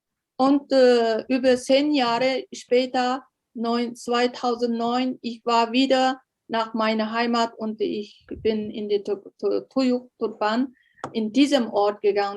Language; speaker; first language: German; non-native, learner; Uyghur